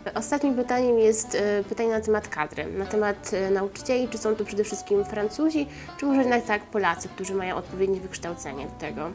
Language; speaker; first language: Polish; native; Polish